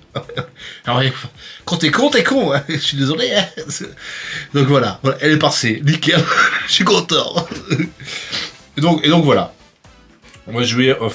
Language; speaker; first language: French; native; French